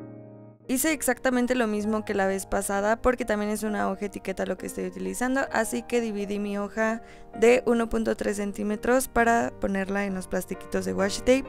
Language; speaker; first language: Spanish; native; Spanish